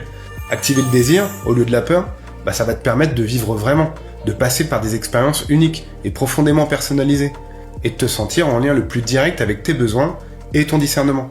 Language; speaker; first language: French; native; French